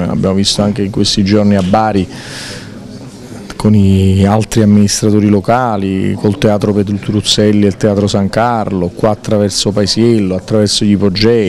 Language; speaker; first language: Italian; native; Italian